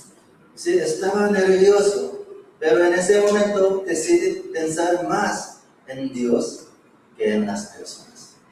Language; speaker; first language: Spanish; non-native, fluent; Korean